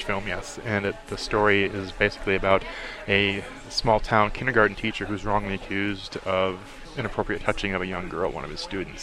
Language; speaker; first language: English; native; English